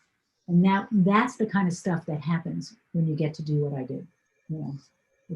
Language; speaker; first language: English; native; English